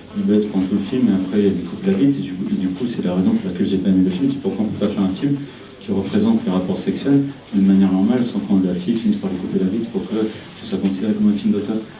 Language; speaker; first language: French; non-native, fluent; Spanish